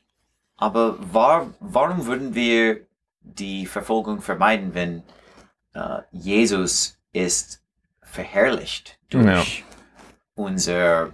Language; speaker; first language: German; non-native, learner; English